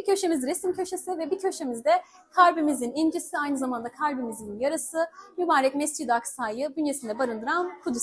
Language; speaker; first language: Turkish; native; Turkish